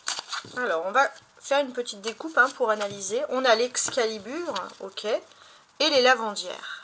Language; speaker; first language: French; native; French